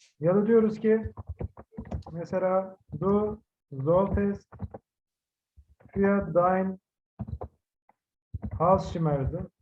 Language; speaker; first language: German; non-native, fluent; Turkish